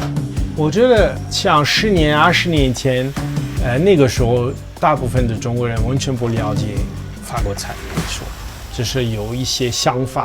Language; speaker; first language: Chinese; non-native, fluent; French